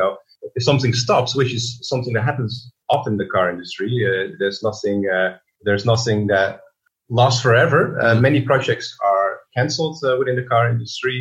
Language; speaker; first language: English; non-native, fluent; Dutch